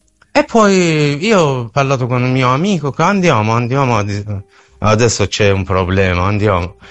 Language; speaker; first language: Italian; non-native, learner; Persian